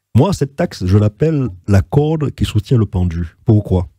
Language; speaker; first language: French; native; French